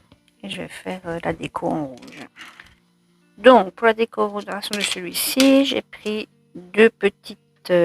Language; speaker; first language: French; native; French